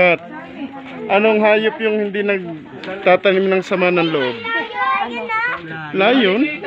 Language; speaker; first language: Filipino; native; Filipino